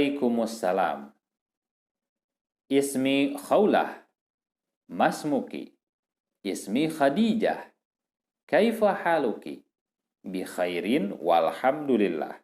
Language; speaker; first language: Arabic; non-native, fluent; Indonesian